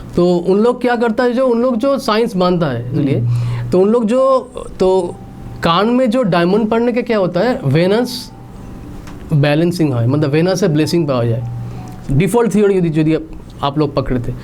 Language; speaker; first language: Hindi; non-native, local second language; Bangla